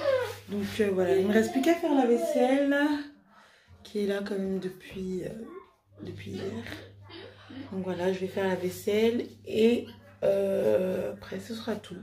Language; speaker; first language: French; native; French